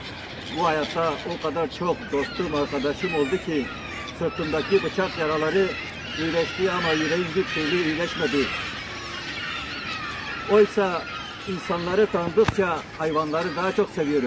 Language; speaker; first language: Turkish; native; Turkish